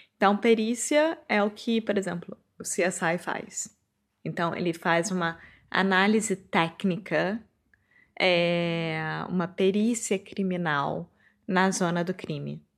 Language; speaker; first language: Portuguese; native; Portuguese